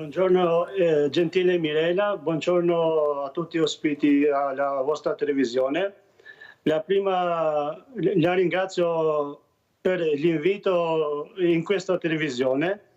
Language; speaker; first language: Italian; non-native, learner; Albanian